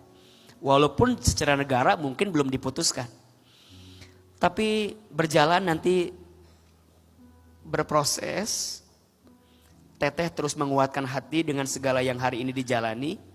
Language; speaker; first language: Indonesian; native; Indonesian